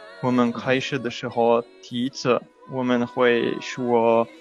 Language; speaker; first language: Chinese; non-native, learner; French